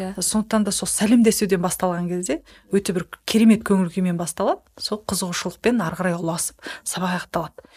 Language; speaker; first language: Kazakh; native; Kazakh